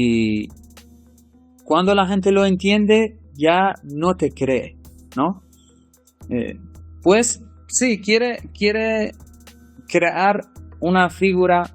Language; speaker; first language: Spanish; non-native, fluent; Persian